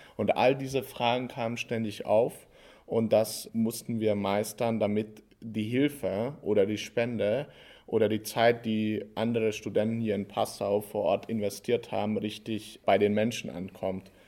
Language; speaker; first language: German; non-native, fluent; Hungarian